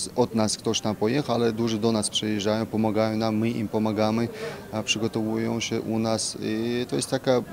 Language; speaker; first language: Polish; non-native, fluent; Russian